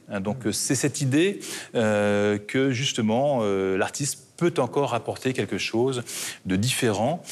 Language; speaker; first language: French; native; French